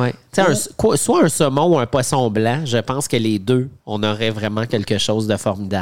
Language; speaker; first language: French; native; French